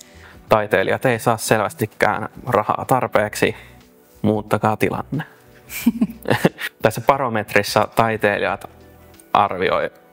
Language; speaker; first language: Finnish; native; Finnish